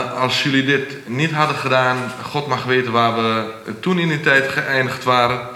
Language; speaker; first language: Dutch; early bilingual, other home language; Armenian